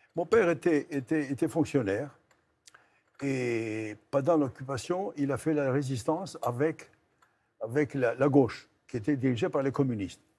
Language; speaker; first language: French; non-native, fluent; Greek